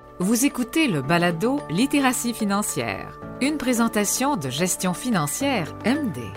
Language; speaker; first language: French; native; French